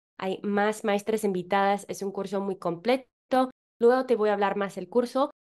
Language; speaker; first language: Spanish; non-native, fluent; English